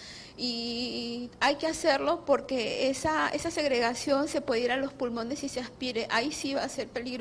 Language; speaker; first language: Spanish; native; Spanish